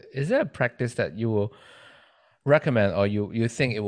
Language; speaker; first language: English; non-native, local second language; Chinese